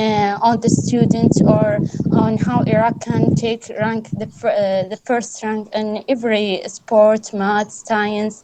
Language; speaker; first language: English; non-native, learner; Arabic